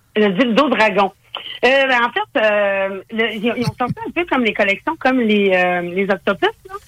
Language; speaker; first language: French; native; French